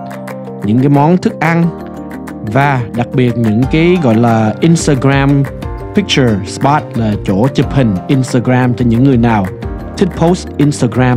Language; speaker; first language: Vietnamese; early bilingual, heritage; Vietnamese